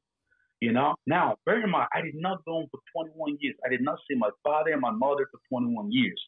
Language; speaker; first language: English; native; English